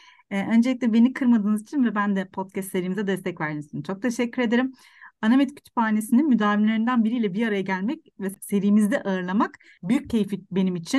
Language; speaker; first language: Turkish; native; Turkish